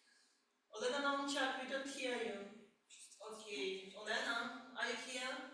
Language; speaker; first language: English; non-native, learner; Ukrainian